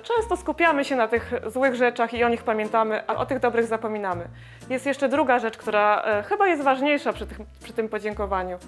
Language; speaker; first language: Polish; native; Polish